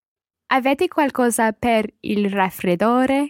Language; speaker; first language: Italian; non-native, learner; English